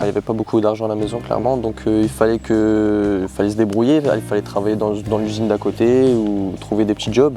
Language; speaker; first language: French; native; French